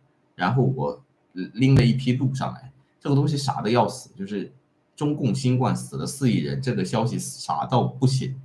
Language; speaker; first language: Chinese; native; Chinese